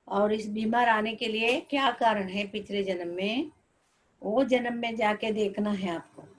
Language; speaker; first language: Hindi; non-native, local second language; Telugu